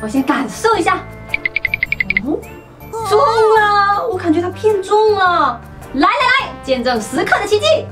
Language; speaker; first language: Chinese; native; Chinese